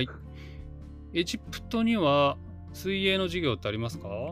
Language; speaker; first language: Japanese; native; Japanese